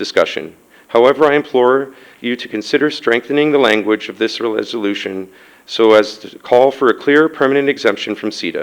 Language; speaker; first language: English; native; English